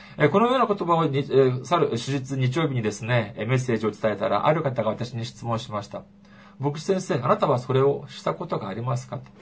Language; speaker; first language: Japanese; non-native, fluent; Korean